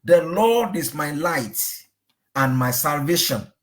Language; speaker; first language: English; non-native, local second language; Yoruba